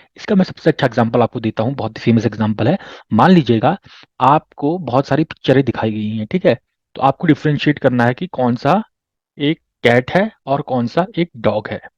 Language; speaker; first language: Hindi; native; Hindi